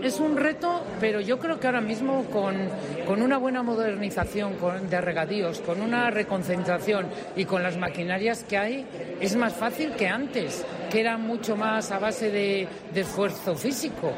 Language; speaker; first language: Spanish; native; Spanish